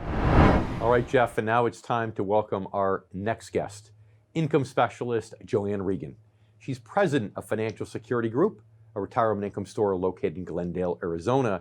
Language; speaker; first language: English; native; English